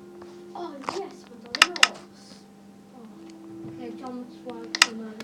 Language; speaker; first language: Welsh; non-native, local second language; English